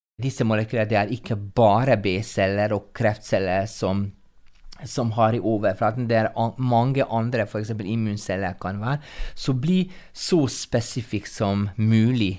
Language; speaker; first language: Norwegian; non-native, fluent; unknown